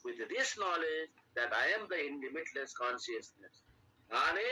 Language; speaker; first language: English; non-native, local second language; Kannada